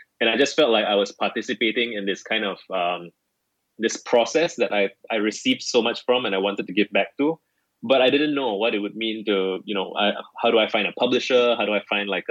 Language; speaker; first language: English; native; English